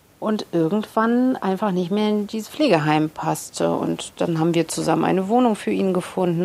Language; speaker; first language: German; early bilingual, other home language; Russian